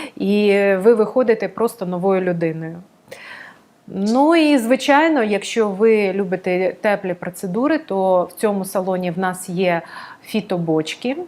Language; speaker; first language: Ukrainian; non-native, local second language; Russian